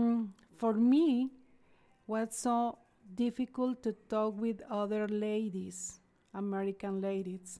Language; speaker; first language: English; non-native, fluent; Spanish